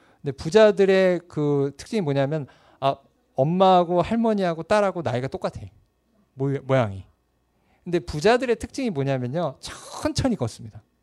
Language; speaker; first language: Korean; native; Korean